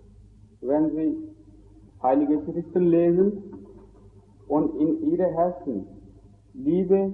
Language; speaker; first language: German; non-native, fluent; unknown